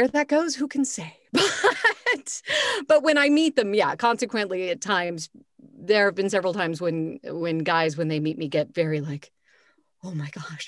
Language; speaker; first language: English; native; English